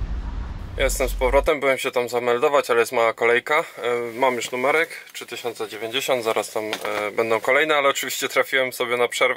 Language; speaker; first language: Polish; native; Polish